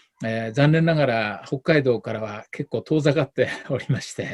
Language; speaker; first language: Japanese; native; Japanese